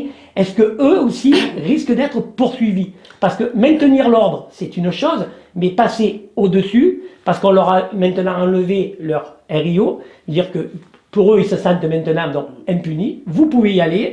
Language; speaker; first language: French; native; French